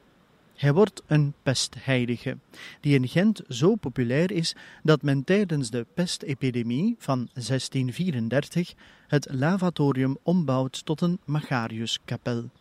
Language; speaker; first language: Dutch; native; Dutch